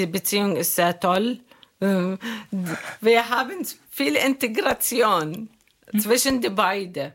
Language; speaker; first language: German; non-native, learner; Arabic